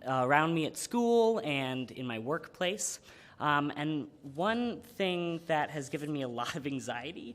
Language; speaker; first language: English; native; English